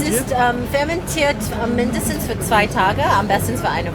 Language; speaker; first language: German; non-native, learner; Korean